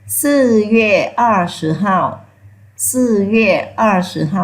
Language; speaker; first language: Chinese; non-native, fluent; Thai